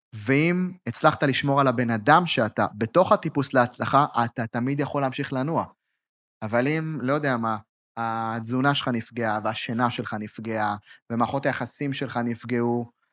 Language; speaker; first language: Hebrew; native; Hebrew